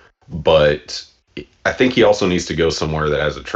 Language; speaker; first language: English; native; English